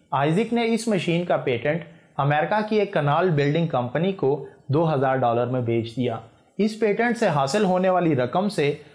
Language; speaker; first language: Urdu; native; Urdu